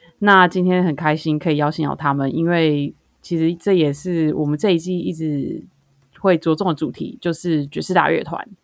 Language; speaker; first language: Chinese; native; Chinese